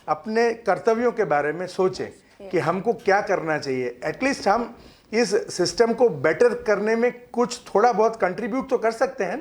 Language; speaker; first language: Hindi; non-native, local second language; Gujarati